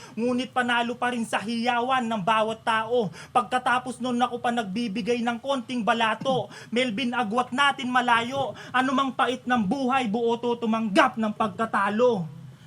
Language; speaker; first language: Filipino; non-native, local second language; Pampanga